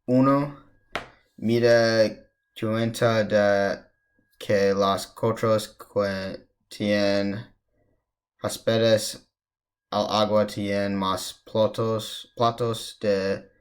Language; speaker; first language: Spanish; non-native, learner; English